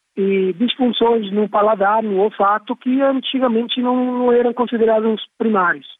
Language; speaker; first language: Portuguese; non-native, fluent; Italian